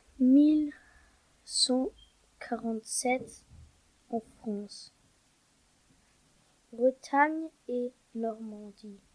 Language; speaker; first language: French; non-native, learner; German